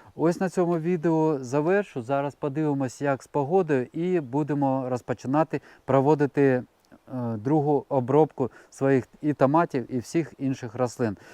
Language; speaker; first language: Ukrainian; non-native, local second language; Russian